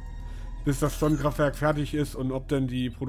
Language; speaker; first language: German; native; German